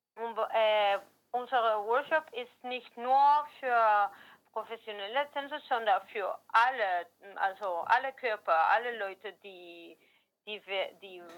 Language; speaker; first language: German; non-native, learner; Spanish